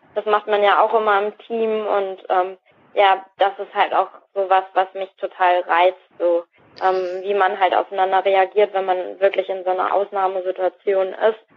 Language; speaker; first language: German; native; German